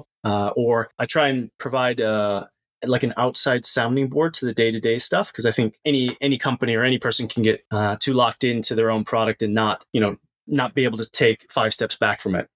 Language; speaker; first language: English; native; English